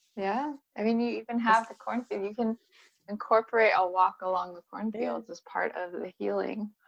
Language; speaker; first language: English; native; English